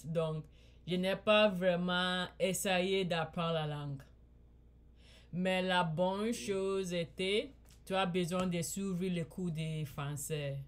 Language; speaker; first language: French; non-native, learner; English